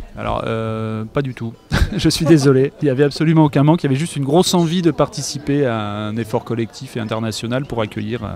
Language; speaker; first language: French; native; French